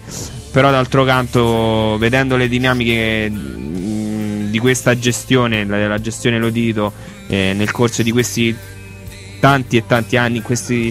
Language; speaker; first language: Italian; native; Italian